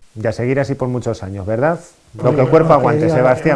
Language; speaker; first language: Spanish; native; Spanish